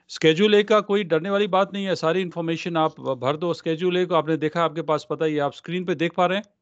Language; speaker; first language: Hindi; non-native, local second language; Punjabi